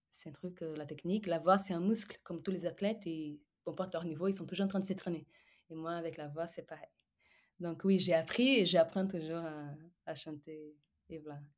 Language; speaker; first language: French; non-native, fluent; Portuguese